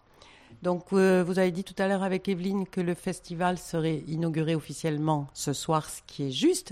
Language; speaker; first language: French; native; French